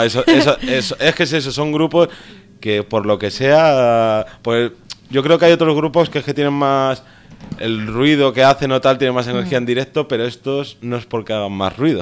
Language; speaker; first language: Spanish; native; Spanish